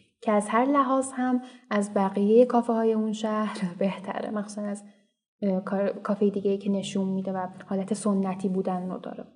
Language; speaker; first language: Persian; native; Persian